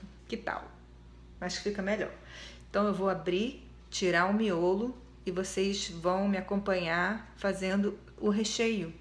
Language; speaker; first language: Portuguese; native; Portuguese